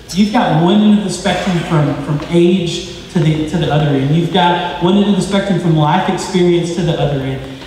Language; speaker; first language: English; native; English